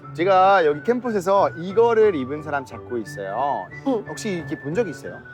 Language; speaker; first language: Korean; non-native, fluent; French